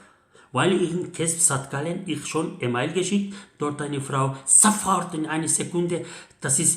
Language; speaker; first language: German; non-native, learner; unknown